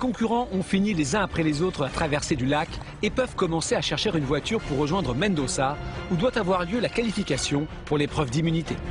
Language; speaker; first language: French; native; French